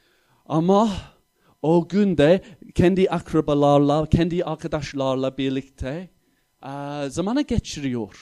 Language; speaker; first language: Turkish; non-native, fluent; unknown